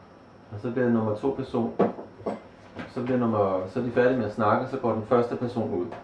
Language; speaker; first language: Danish; native; Danish